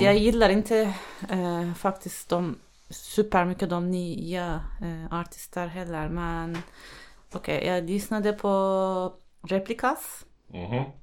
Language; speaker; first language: Swedish; non-native, learner; Turkish